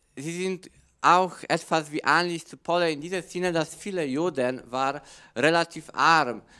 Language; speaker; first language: German; non-native, learner; Polish